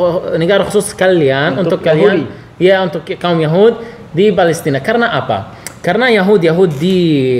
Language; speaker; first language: Indonesian; non-native, learner; Arabic